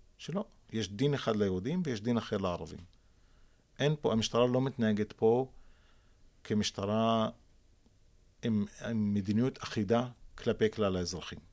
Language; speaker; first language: Hebrew; non-native, local second language; Arabic